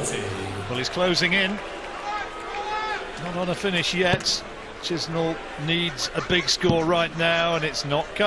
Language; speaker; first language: English; native; English